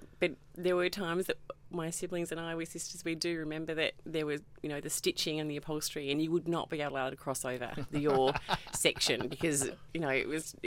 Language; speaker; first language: English; native; English